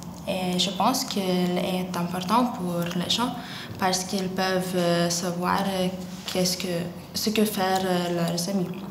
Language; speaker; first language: French; non-native, learner; Lithuanian